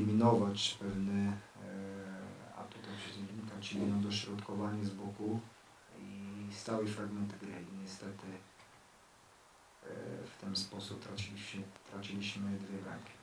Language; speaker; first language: Polish; non-native, learner; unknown